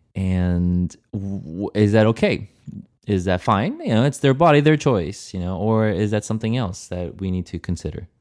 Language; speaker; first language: English; non-native, fluent; Portuguese